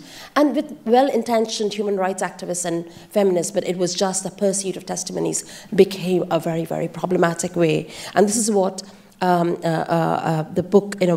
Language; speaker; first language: English; non-native, local second language; Bangla